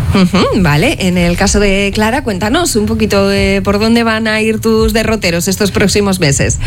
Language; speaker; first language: Spanish; native; Spanish